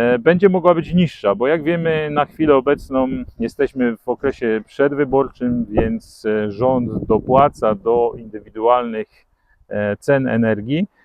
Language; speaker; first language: Polish; native; Polish